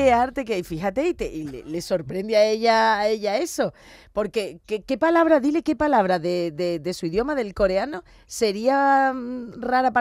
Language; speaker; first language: Spanish; native; Spanish